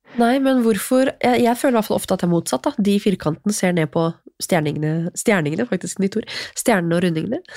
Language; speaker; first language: Norwegian; native; Norwegian